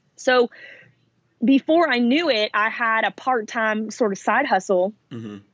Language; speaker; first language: English; early bilingual, other home language; Italian